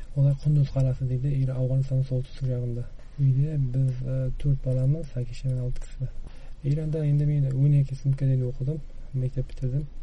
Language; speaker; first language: Kazakh; early bilingual, heritage; Kazakh